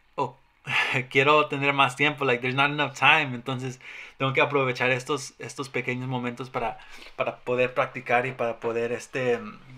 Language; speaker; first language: Spanish; early bilingual, heritage; Spanish